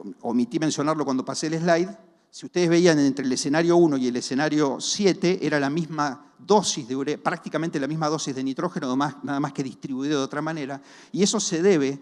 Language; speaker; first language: Spanish; native; Spanish